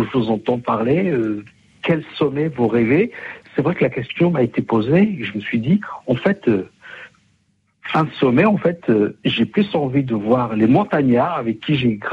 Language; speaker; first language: French; non-native, local second language; Kabyle